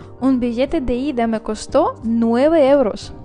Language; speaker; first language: Spanish; non-native, fluent; Russian